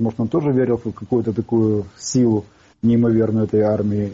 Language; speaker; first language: Russian; non-native, local second language; Ukrainian